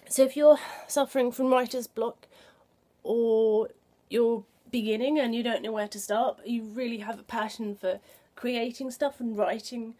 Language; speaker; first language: English; native; English